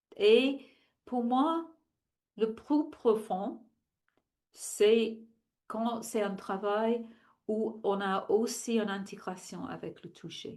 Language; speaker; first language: French; non-native, fluent; English